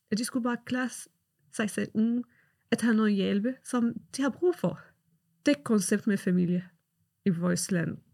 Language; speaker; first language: Danish; non-native, fluent; Arabic